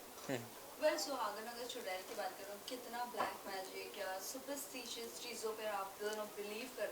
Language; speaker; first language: Hindi; native; Hindi